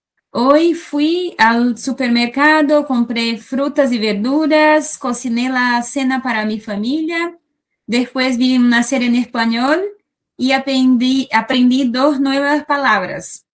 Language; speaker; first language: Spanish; non-native, fluent; Portuguese